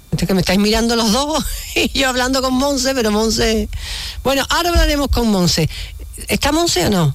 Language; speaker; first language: Spanish; native; Spanish